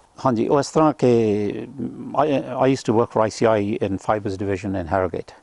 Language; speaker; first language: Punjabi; early bilingual, heritage; Punjabi